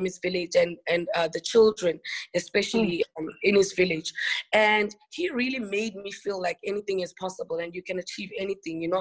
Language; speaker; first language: English; non-native, local second language; Xhosa